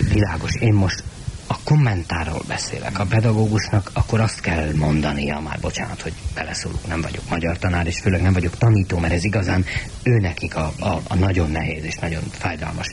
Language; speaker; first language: Hungarian; native; Hungarian